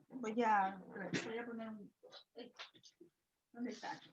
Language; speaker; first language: Spanish; native; Spanish